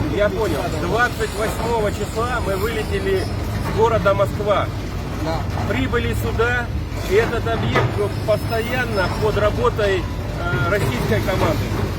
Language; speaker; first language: Russian; native; Russian